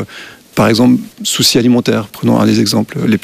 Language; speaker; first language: French; native; French